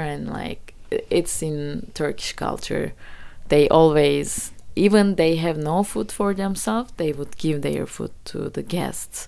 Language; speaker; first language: English; non-native, fluent; Turkish